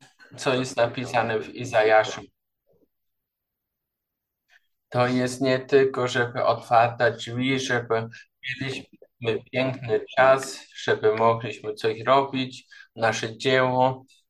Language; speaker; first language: Polish; non-native, learner; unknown